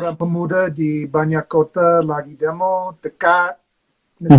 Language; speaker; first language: Indonesian; non-native, fluent; English